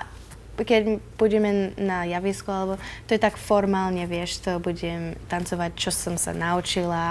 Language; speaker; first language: Slovak; early bilingual, heritage; Slovak